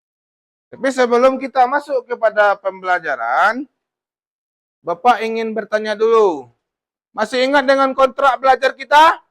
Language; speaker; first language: Indonesian; native; Indonesian